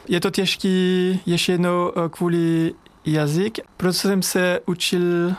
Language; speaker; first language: Czech; non-native, learner; French